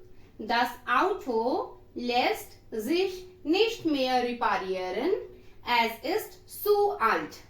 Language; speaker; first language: German; non-native, fluent; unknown